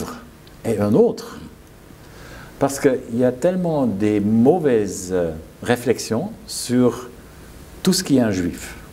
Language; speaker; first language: French; non-native, fluent; German